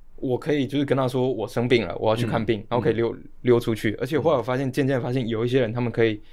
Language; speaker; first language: Chinese; native; Chinese